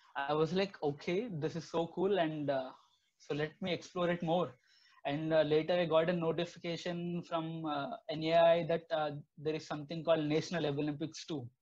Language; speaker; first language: English; non-native, local second language; Telugu